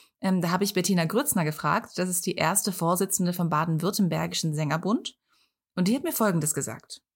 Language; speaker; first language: German; native; German